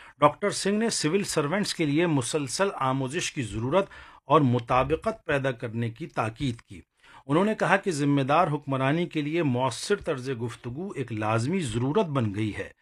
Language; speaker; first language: Urdu; native; Urdu